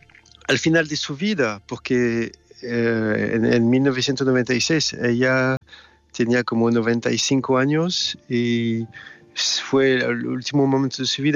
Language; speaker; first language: Spanish; non-native, fluent; French